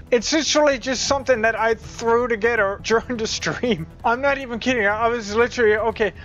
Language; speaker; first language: English; native; English